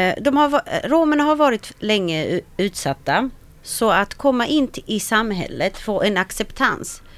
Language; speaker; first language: Swedish; early bilingual, other home language; Romany